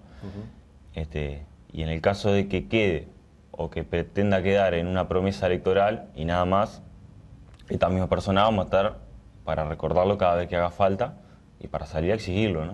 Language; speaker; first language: Spanish; native; Spanish